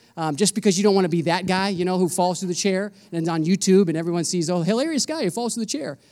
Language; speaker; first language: English; native; English